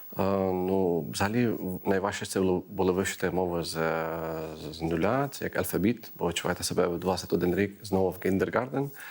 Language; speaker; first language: Ukrainian; non-native, fluent; Greek